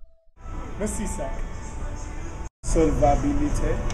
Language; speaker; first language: French; non-native, learner; English